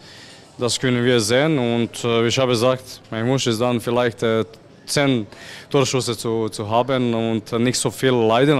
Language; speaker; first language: German; non-native, fluent; Croatian